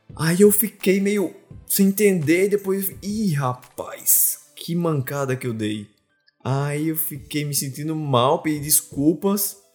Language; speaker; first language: Portuguese; native; Portuguese